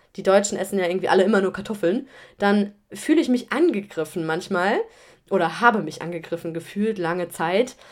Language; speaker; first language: German; native; German